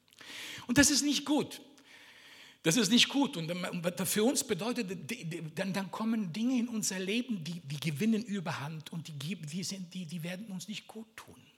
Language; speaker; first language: German; non-native, fluent; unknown